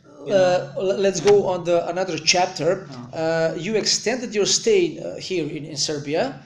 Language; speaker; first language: English; non-native, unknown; Serbian